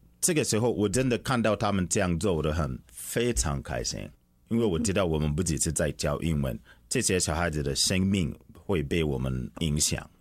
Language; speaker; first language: Chinese; non-native, fluent; English